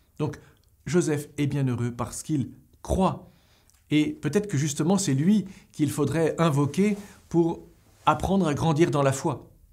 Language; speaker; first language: French; native; French